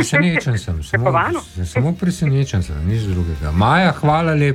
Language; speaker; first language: Slovenian; native; Slovenian